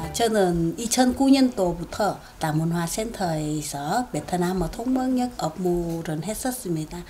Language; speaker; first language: Korean; non-native, fluent; Vietnamese